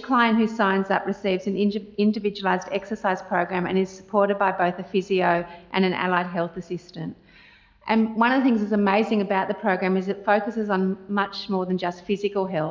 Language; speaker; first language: English; native; English